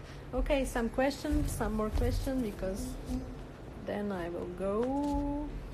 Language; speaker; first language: English; non-native, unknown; Slovak